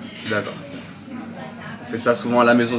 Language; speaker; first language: French; native; French